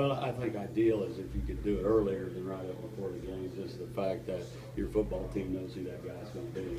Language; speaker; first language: English; native; English